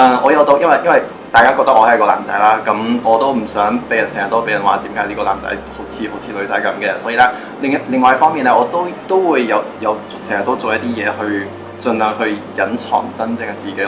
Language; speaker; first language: Cantonese; native; Cantonese